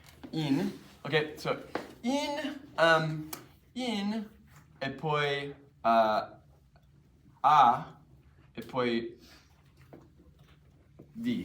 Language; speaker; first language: Italian; non-native, fluent; English